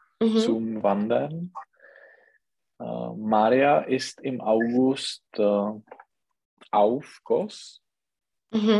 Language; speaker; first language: German; non-native, learner; Czech